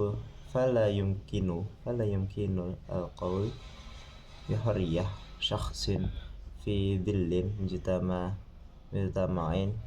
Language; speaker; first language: Arabic; non-native, learner; Indonesian